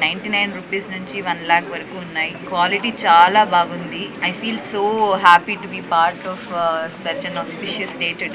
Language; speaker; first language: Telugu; non-native, learner; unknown